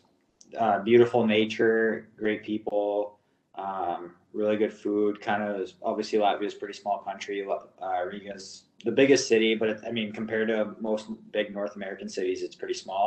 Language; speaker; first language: English; non-native, fluent; Russian